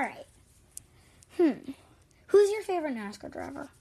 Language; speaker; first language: English; native; English